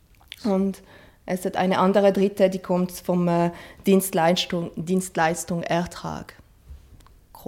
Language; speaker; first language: German; non-native, fluent; French